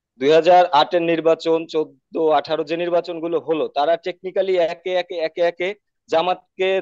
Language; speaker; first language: Bangla; native; Bangla